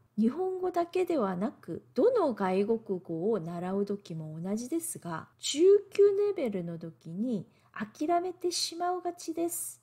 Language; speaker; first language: Japanese; non-native, fluent; Korean